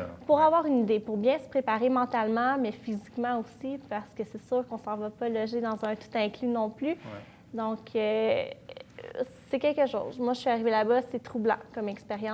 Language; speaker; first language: French; native; French